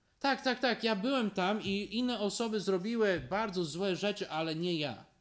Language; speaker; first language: Polish; non-native, fluent; English